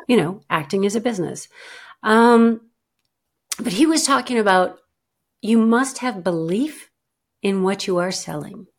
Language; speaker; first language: English; native; English